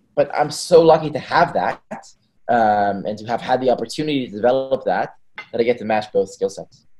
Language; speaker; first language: English; early bilingual, other home language; Hebrew